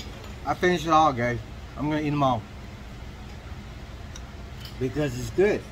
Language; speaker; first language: English; non-native, fluent; Vietnamese